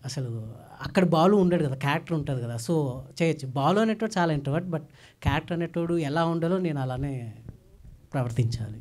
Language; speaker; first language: Telugu; native; Telugu